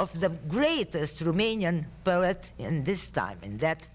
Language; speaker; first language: English; non-native, fluent; Romanian